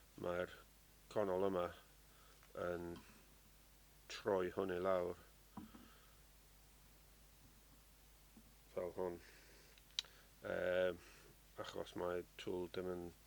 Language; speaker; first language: Welsh; non-native, learner; English